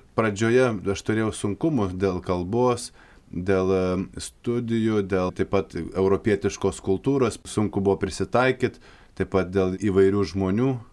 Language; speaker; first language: Lithuanian; native; Lithuanian